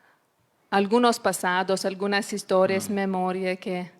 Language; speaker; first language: Spanish; non-native, learner; Lithuanian